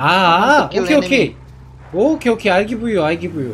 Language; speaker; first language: English; non-native, learner; Korean